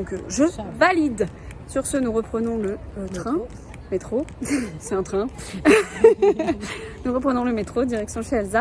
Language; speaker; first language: French; native; French